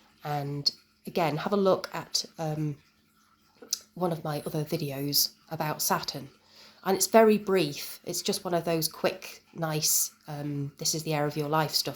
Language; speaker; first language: English; native; English